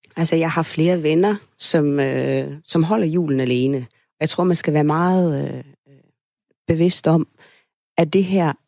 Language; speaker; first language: Danish; early bilingual, other home language; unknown